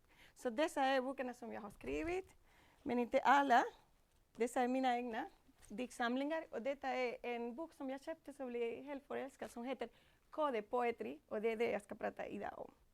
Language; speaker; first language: Swedish; non-native, fluent; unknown